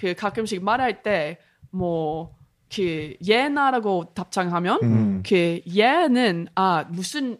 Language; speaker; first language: Korean; non-native, learner; English